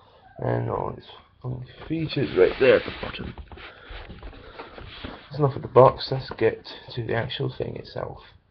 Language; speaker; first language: English; native; English